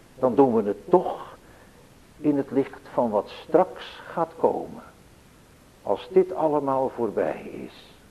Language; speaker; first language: Dutch; native; Dutch